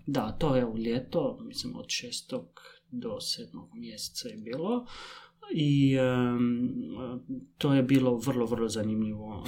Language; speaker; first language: Croatian; non-native, fluent; Arabic